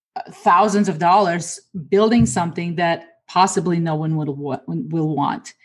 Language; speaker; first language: English; early bilingual, other home language; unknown